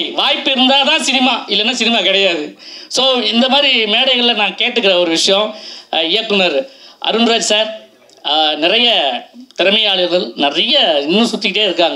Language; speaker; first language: Tamil; native; Tamil